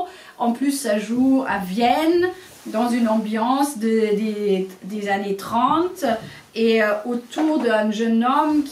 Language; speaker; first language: French; non-native, fluent; German